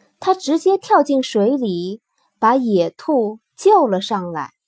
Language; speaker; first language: Chinese; native; Chinese